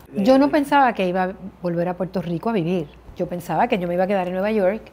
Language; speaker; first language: Spanish; early bilingual, heritage; Spanish